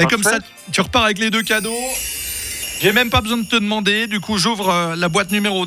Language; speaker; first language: French; native; French